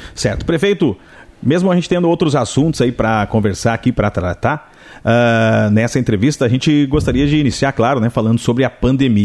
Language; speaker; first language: Portuguese; native; Portuguese